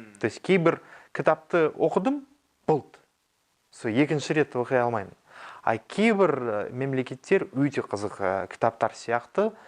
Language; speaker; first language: Kazakh; non-native, local second language; Russian